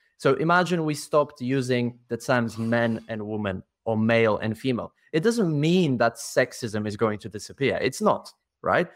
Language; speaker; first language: English; non-native, fluent; Polish